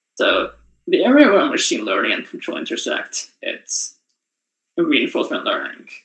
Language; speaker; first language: English; non-native, fluent; Japanese